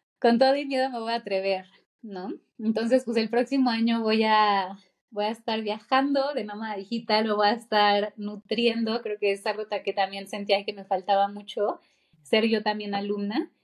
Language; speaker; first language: Spanish; native; Spanish